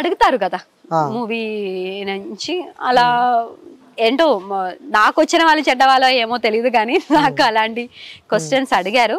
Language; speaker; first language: Telugu; non-native, fluent; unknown